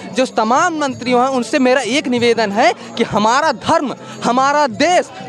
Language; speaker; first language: Hindi; native; Hindi